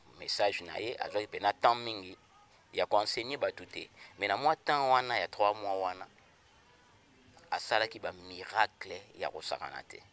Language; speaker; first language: Lingala; non-native, local second language; Kongo